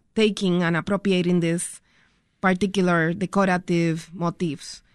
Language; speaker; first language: English; non-native, fluent; Spanish